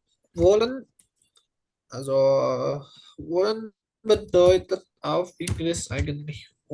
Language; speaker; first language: German; non-native, learner; Indonesian